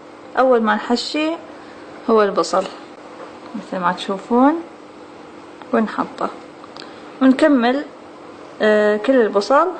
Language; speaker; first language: Arabic; native; Arabic